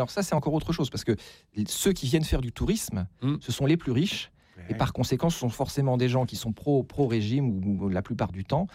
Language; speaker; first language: French; native; French